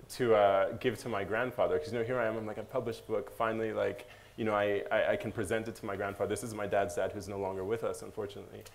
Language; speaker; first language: English; native; English